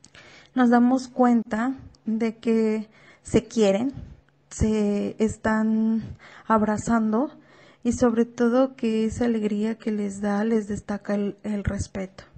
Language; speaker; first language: Spanish; native; Spanish